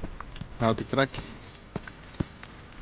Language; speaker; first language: Latvian; non-native, local second language; Russian